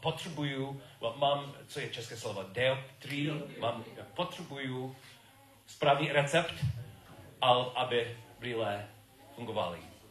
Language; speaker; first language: Czech; non-native, learner; English